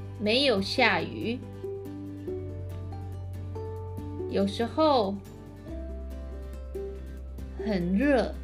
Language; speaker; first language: Chinese; early bilingual, heritage; Chinese